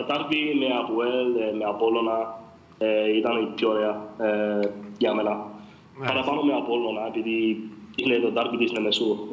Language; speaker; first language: Greek; early bilingual, other home language; English